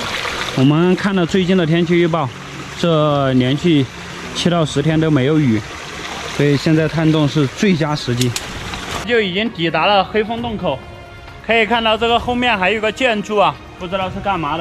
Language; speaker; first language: Chinese; native; Chinese